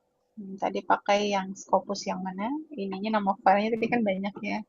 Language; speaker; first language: Indonesian; native; Indonesian